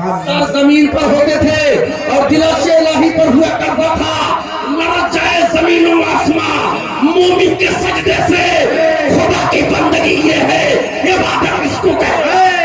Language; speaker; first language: Urdu; native; Urdu